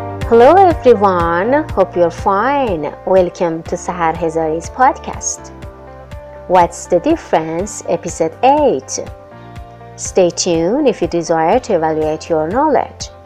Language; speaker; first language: English; non-native, fluent; Persian